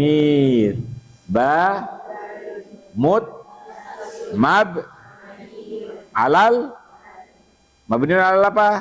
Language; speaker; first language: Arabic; non-native, fluent; Indonesian